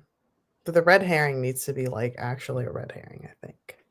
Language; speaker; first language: English; native; English